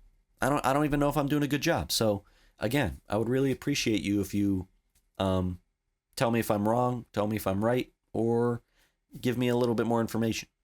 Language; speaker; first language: English; native; English